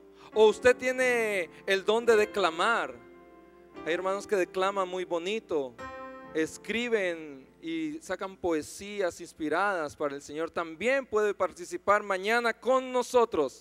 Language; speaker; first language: Spanish; native; Spanish